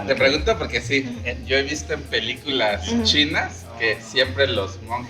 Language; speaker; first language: Spanish; native; Spanish